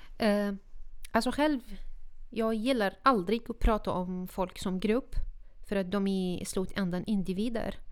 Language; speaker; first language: Swedish; non-native, fluent; Arabic